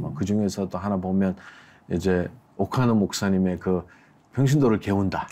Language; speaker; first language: Korean; non-native, fluent; Mongolian